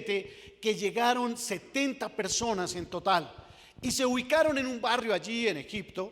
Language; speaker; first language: Spanish; native; Spanish